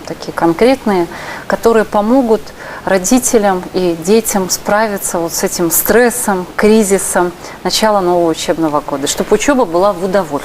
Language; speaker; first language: Russian; native; Russian